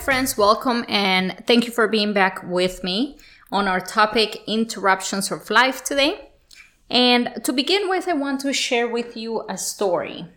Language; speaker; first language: English; early bilingual, other home language; Spanish